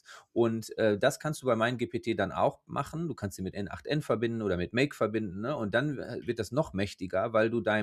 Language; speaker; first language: German; native; German